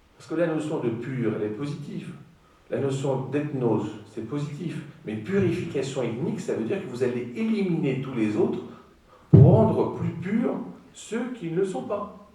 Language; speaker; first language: French; non-native, fluent; Greek